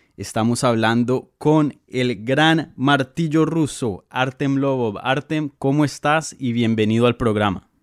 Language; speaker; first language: Spanish; native; Spanish